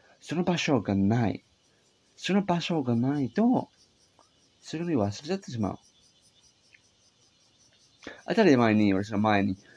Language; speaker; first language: Japanese; non-native, learner; English